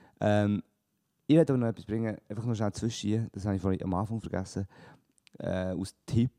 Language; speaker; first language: German; native; German